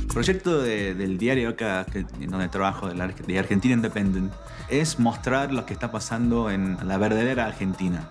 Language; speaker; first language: Spanish; non-native, fluent; English